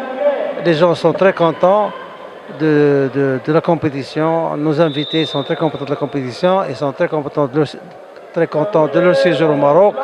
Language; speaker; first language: French; non-native, local second language; Arabic